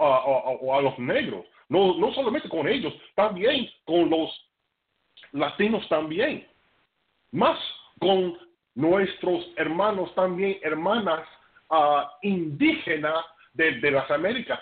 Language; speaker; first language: Spanish; non-native, fluent; English